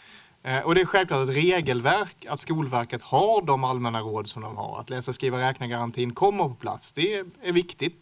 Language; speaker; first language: Swedish; native; Swedish